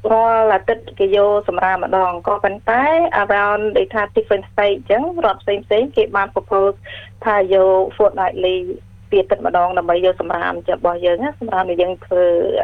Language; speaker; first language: Khmer; early bilingual, heritage; Khmer